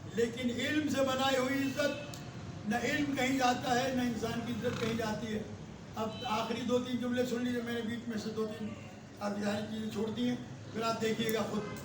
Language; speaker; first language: Urdu; non-native, local second language; Sindhi